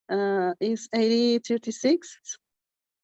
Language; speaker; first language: English; non-native, learner; Spanish